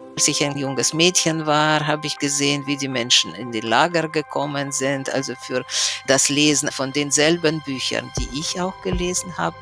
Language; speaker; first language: German; non-native, fluent; Russian